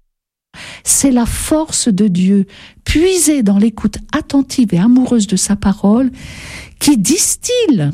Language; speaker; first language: French; native; French